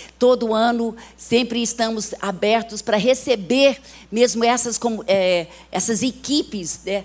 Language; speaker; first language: Portuguese; early bilingual, other home language; English